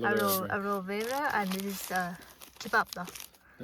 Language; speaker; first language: English; non-native, learner; Thai